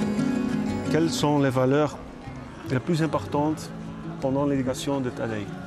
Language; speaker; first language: French; non-native, fluent; Dutch